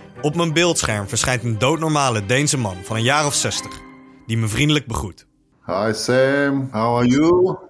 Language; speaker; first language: Dutch; native; Dutch